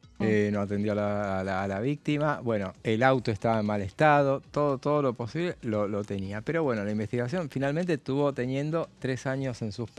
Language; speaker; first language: Spanish; native; Spanish